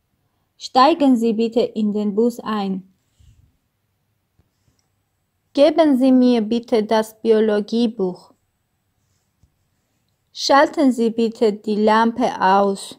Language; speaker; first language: German; non-native, fluent; Armenian